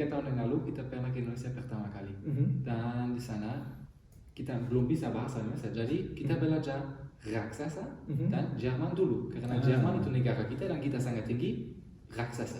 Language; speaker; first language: Indonesian; non-native, learner; German